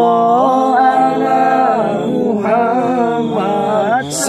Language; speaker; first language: Indonesian; native; Indonesian